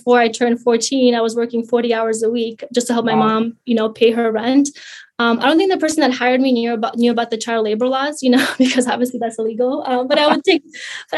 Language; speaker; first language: English; early bilingual, other home language; Polish